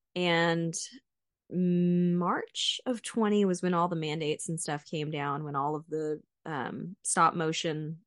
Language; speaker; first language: English; native; English